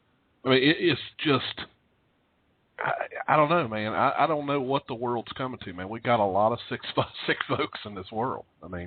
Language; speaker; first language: English; native; English